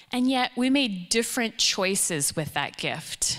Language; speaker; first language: English; native; English